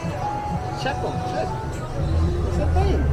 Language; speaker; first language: Portuguese; non-native, learner; English